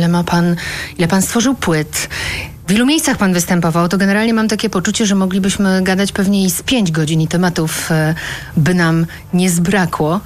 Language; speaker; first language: Polish; native; Polish